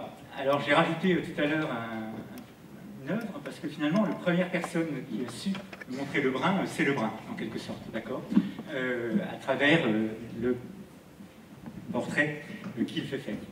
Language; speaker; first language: French; native; French